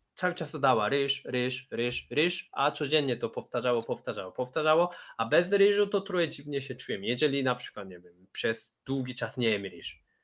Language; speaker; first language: Polish; non-native, fluent; Korean